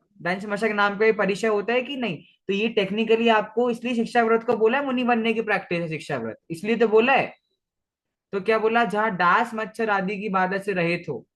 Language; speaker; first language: Hindi; non-native, local second language; Marathi